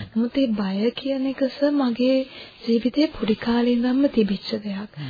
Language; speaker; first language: Sinhala; non-native, local second language; Tamil